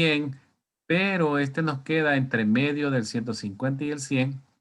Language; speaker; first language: Spanish; native; Spanish